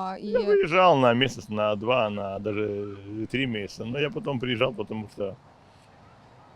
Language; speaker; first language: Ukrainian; non-native, local second language; Russian